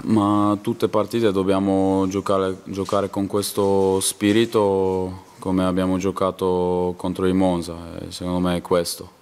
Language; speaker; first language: Italian; non-native, learner; Polish